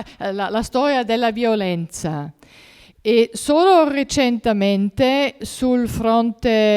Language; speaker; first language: Italian; non-native, fluent; German